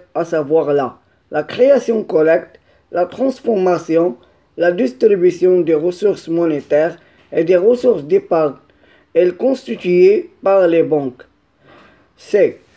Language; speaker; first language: French; non-native, local second language; Arabic